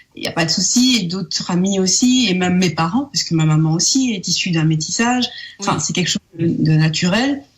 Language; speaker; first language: French; native; French